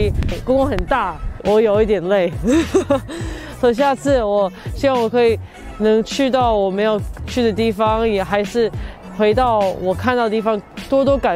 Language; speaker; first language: Chinese; non-native, fluent; English